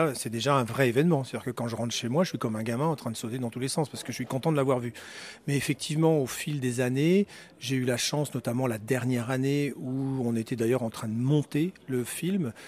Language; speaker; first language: French; native; French